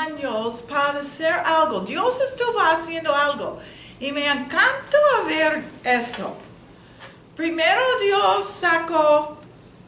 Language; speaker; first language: Spanish; non-native, learner; English